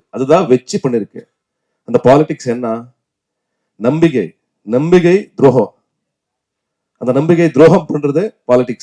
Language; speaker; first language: Tamil; non-native, learner; Kannada